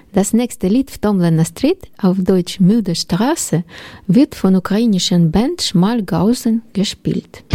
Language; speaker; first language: German; non-native, learner; Ukrainian